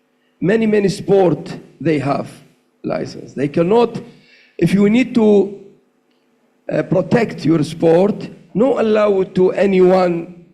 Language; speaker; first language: English; non-native, learner; Arabic